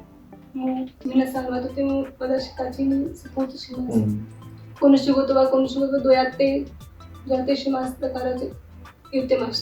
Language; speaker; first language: Japanese; non-native, learner; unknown